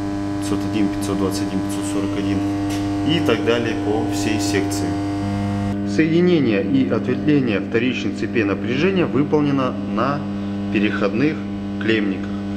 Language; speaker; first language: Russian; native; Russian